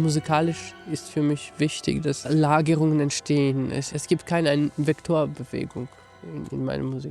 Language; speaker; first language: German; non-native, fluent; Armenian